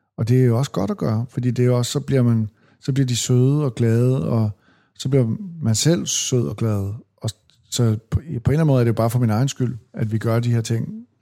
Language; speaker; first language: Danish; native; Danish